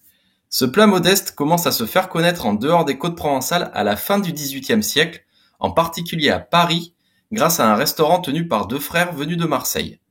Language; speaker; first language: French; native; French